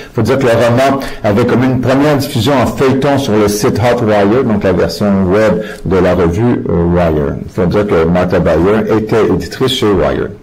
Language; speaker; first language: French; native; French